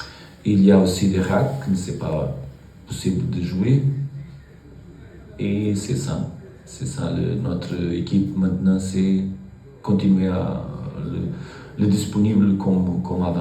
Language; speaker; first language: French; non-native, learner; Portuguese